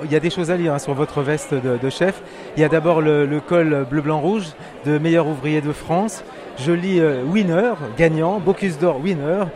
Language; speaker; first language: French; native; French